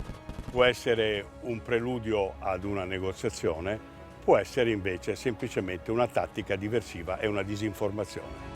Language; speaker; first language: Italian; native; Italian